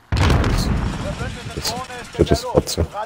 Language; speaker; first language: German; native; German